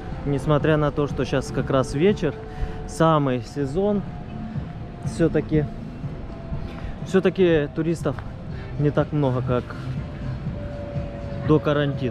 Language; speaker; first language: Russian; native; Russian